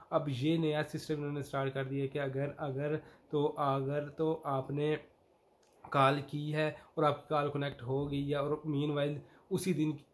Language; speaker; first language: Urdu; non-native, local second language; Punjabi